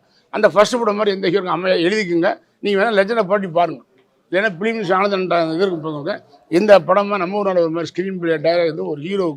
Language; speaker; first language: Tamil; native; Tamil